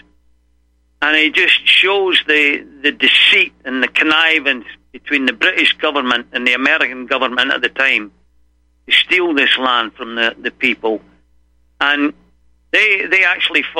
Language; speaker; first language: English; native; English